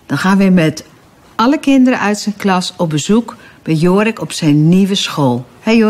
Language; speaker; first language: Dutch; native; Dutch